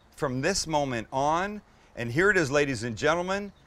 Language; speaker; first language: English; native; English